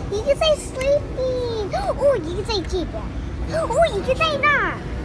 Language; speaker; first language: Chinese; early bilingual, heritage; Chinese